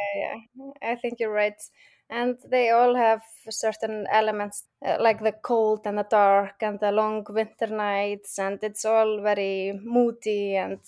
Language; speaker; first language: English; non-native, fluent; Icelandic